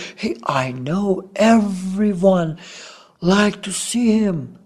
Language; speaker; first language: English; non-native, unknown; Persian